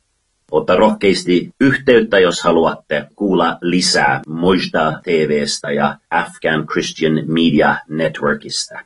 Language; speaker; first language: Finnish; non-native, fluent; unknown